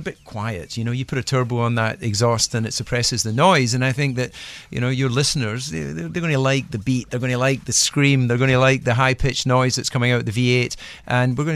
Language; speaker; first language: English; native; English